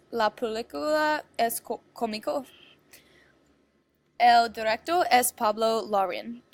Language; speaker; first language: Spanish; non-native, learner; English